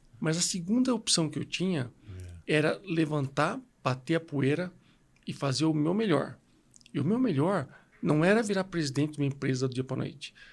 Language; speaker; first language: Portuguese; native; Portuguese